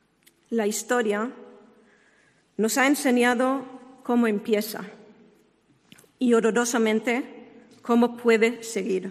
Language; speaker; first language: Spanish; non-native, fluent; Hebrew